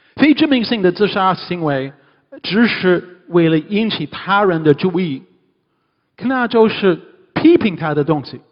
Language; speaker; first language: Chinese; non-native, fluent; English